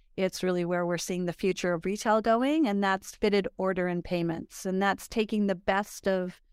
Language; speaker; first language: English; native; English